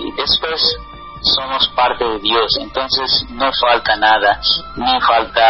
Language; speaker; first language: Spanish; non-native, learner; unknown